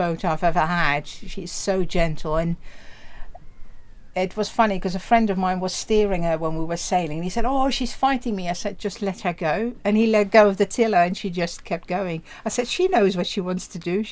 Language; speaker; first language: English; non-native, fluent; Dutch